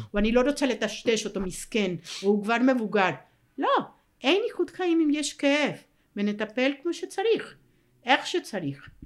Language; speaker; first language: Hebrew; non-native, fluent; Spanish